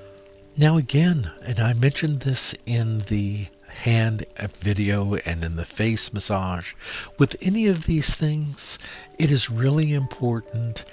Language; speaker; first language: English; native; English